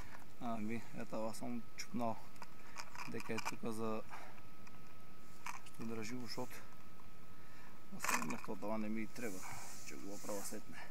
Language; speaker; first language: Bulgarian; native; Bulgarian